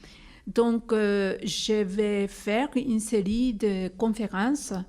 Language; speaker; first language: French; non-native, fluent; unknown